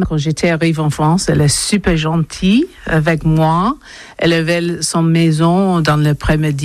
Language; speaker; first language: French; non-native, learner; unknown